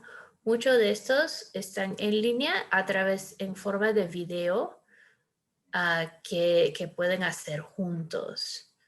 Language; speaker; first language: Spanish; early bilingual, heritage; Spanish